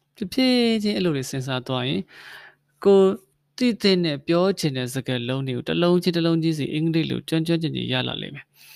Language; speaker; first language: Burmese; native; Burmese